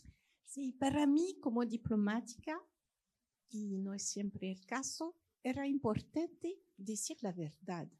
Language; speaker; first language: Spanish; non-native, fluent; French